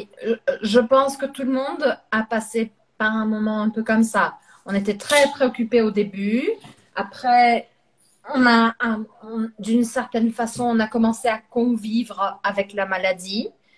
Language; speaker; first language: French; non-native, fluent; Portuguese